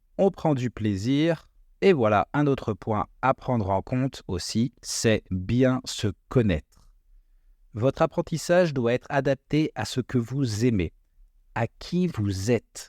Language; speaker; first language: French; native; French